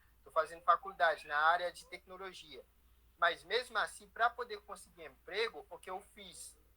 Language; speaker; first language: Portuguese; non-native, fluent; Haitian Creole